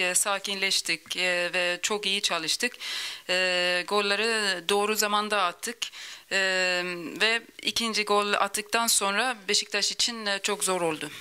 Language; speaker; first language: Turkish; early bilingual, other home language; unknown